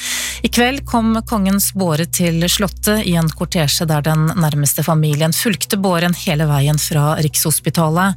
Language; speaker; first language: Norwegian; native; Norwegian